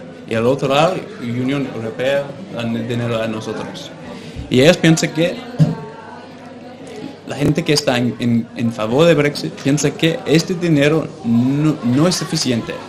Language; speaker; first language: Spanish; non-native, fluent; English